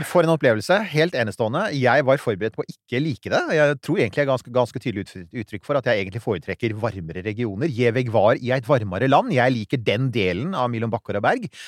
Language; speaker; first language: Norwegian; early bilingual, other home language; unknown